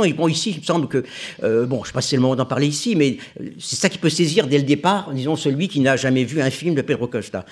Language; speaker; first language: French; native; French